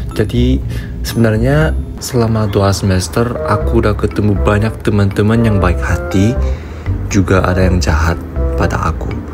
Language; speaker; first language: Indonesian; non-native, fluent; Korean